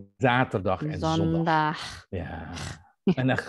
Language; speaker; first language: Dutch; non-native, fluent; Indonesian